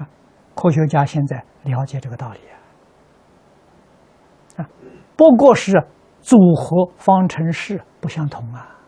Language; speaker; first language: Chinese; native; Chinese